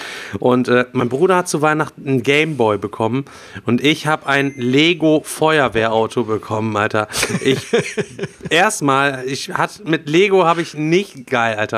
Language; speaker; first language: German; native; German